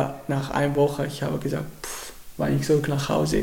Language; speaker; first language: German; non-native, learner; Arabic